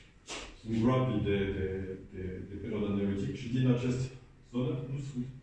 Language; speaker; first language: Romanian; non-native, learner; French